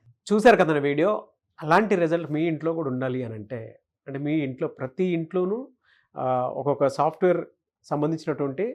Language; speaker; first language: Telugu; native; Telugu